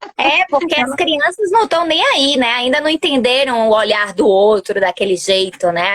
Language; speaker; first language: Portuguese; early bilingual, other home language; Spanish